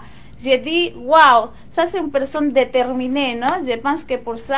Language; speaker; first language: French; non-native, local second language; Spanish